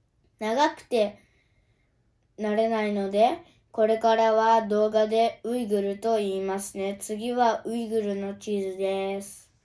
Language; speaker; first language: Japanese; early bilingual, other home language; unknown